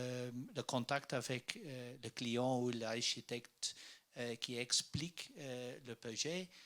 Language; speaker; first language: French; non-native, learner; Dutch